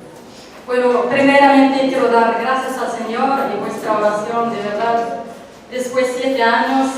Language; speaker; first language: Spanish; non-native, learner; Arabic